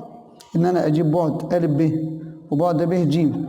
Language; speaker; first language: Arabic; native; Arabic